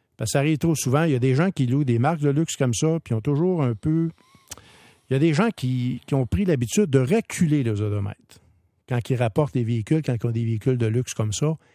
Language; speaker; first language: French; native; French